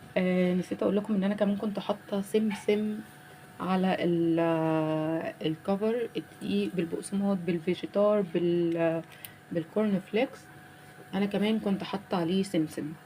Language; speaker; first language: Arabic; native; Arabic